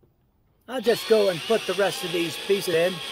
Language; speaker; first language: English; native; English